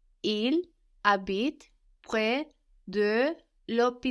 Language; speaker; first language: French; non-native, learner; English